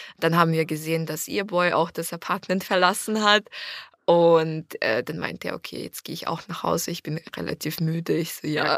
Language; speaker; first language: German; non-native, fluent; Ukrainian